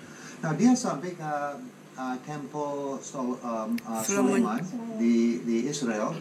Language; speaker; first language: Indonesian; non-native, fluent; English